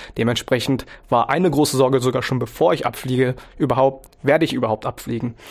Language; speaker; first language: German; early bilingual, other home language; Vietnamese